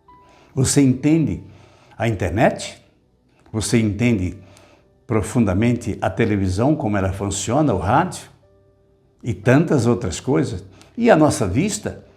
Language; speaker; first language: Portuguese; native; Portuguese